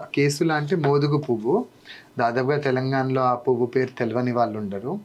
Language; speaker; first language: Telugu; non-native, local second language; Lambadi